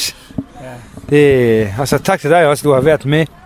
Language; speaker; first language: Danish; non-native, learner; Kurdish